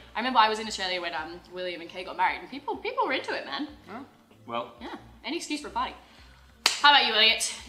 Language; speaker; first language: English; native; English